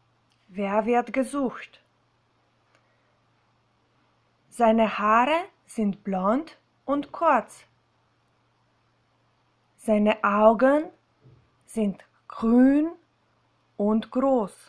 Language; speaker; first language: German; non-native, fluent; Slovenian